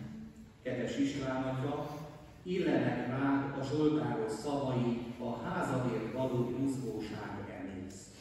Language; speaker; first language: Hungarian; native; Hungarian